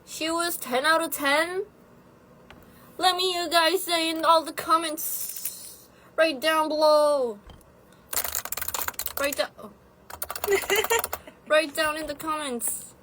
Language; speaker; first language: English; non-native, fluent; Italian